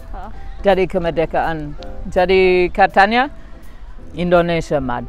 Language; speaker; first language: Indonesian; non-native, fluent; English